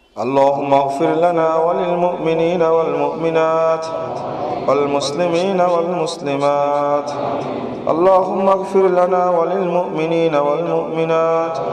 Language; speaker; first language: Arabic; non-native, fluent; Bangla